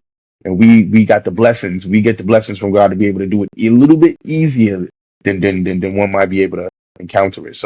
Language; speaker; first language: English; native; English